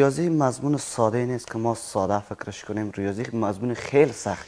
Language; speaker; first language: Persian; native; Persian